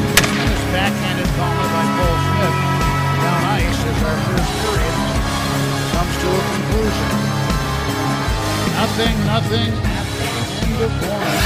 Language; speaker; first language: English; native; English